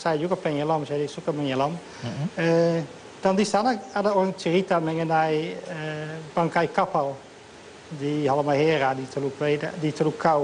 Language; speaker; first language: Indonesian; non-native, fluent; Dutch